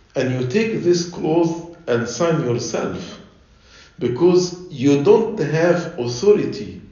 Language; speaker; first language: English; non-native, fluent; Arabic